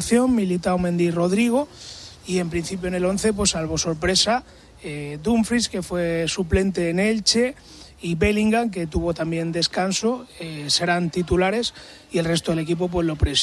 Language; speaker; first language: Spanish; native; Spanish